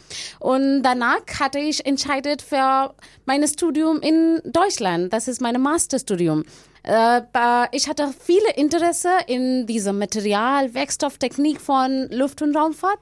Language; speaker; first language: German; non-native, learner; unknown